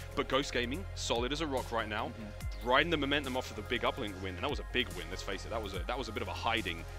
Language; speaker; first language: English; native; English